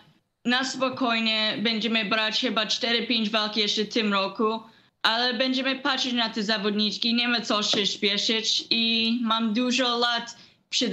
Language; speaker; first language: Polish; early bilingual, heritage; Polish